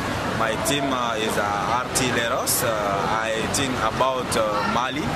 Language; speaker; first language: English; non-native, learner; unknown